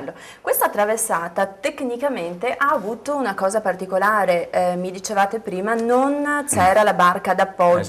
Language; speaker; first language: Italian; native; Italian